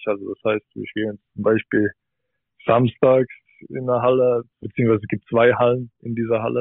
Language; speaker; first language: German; native; German